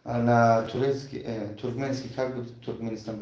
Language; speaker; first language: Russian; non-native, learner; Tajik